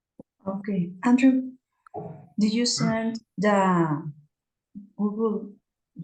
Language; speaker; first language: English; non-native, fluent; Spanish